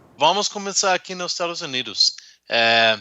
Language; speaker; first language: Portuguese; non-native, fluent; English